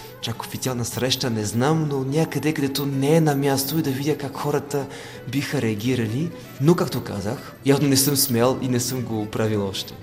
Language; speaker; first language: Bulgarian; non-native, fluent; French